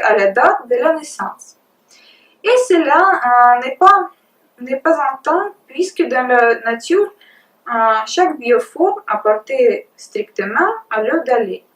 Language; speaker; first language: French; non-native, learner; Russian